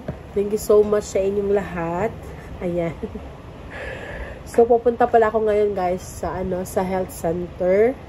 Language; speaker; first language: Filipino; non-native, local second language; Hiligaynon